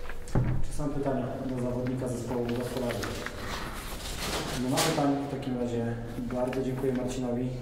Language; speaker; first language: Polish; native; Polish